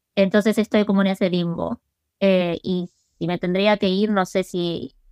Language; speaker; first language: Spanish; early bilingual, other home language; English